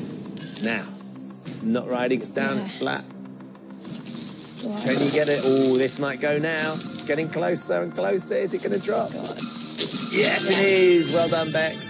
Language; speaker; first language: English; native; English